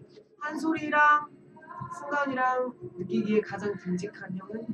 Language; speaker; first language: Korean; native; Korean